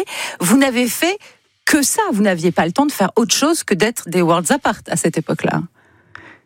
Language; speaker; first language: French; native; French